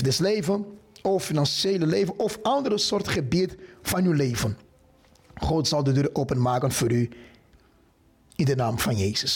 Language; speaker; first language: Dutch; non-native, fluent; Portuguese